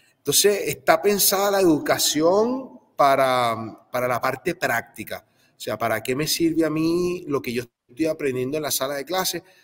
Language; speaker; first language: Spanish; native; Spanish